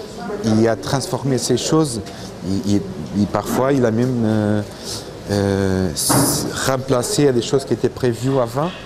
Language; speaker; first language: French; non-native, fluent; Portuguese